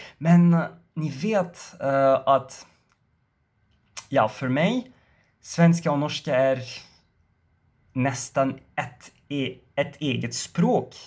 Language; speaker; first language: Swedish; non-native, learner; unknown